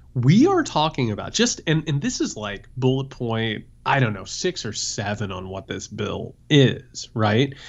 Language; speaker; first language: English; native; English